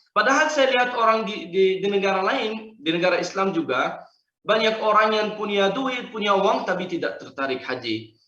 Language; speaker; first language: Indonesian; non-native, fluent; Arabic